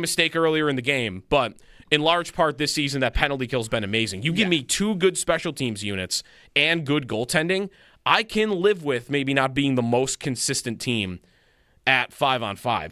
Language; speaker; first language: English; native; English